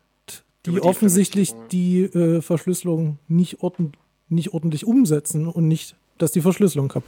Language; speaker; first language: German; native; German